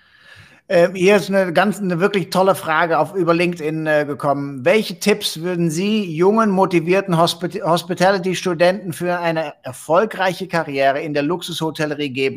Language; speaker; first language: German; native; German